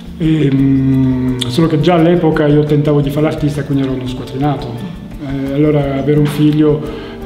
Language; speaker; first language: Italian; non-native, fluent; French